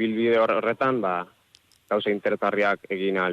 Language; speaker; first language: Basque; non-native, local second language; Spanish